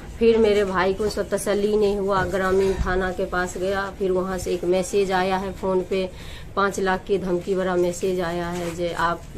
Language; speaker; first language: Hindi; native; Hindi